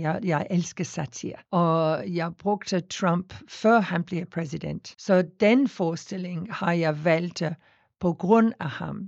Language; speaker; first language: Danish; non-native, fluent; English